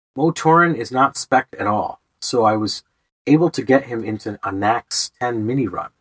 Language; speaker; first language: English; native; English